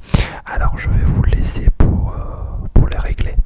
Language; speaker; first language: French; non-native, fluent; English